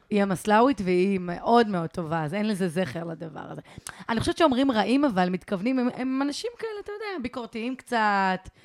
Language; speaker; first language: Hebrew; native; Hebrew